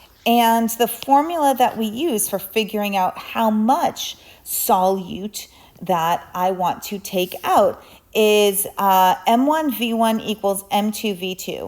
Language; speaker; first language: English; native; English